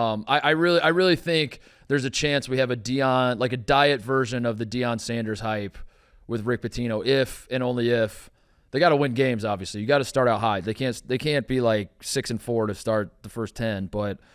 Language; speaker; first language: English; native; English